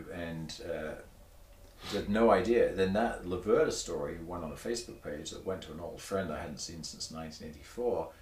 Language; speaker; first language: English; native; English